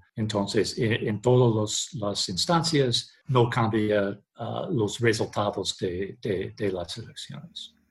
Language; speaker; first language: Spanish; non-native, learner; English